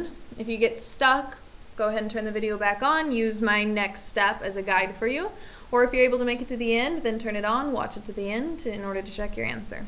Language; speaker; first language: English; native; English